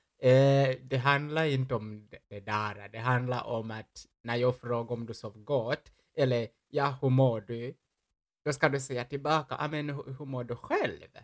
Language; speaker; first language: Swedish; non-native, fluent; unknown